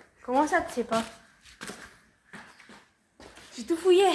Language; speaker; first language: French; native; French